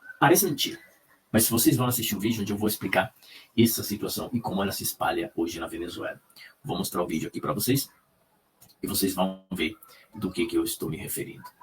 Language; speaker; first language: Portuguese; non-native, fluent; Spanish